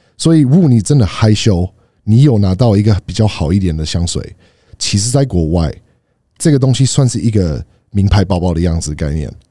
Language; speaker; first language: Chinese; non-native, fluent; English